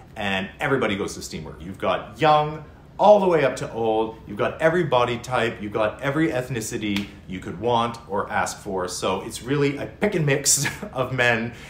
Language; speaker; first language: English; native; English